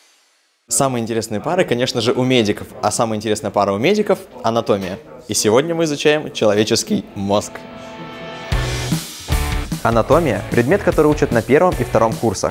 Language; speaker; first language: Russian; native; Russian